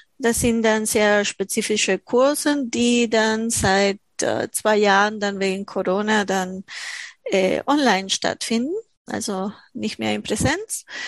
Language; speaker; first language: German; non-native, fluent; Spanish